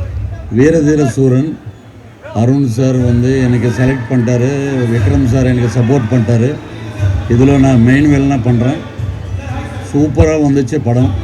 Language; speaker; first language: Tamil; non-native, local second language; Telugu